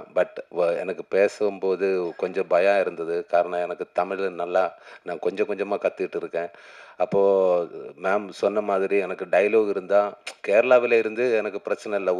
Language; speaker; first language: Tamil; non-native, learner; Malayalam